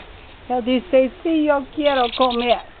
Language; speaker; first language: Spanish; non-native, learner; English